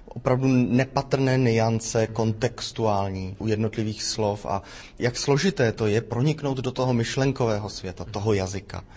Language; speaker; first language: Czech; native; Czech